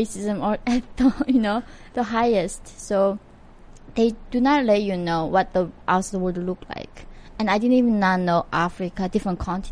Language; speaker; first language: English; non-native, fluent; Korean